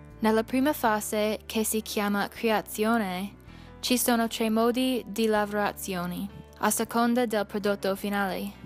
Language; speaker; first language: Italian; non-native, learner; English